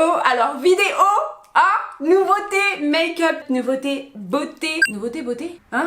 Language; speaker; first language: French; native; French